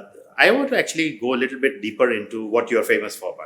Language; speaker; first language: English; non-native, fluent; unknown